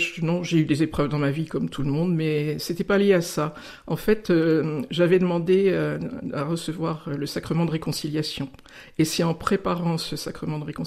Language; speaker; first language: French; native; French